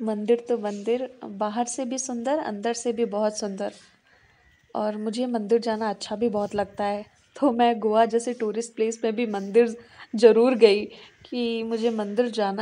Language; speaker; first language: Hindi; native; Hindi